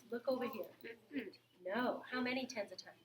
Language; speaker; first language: English; native; English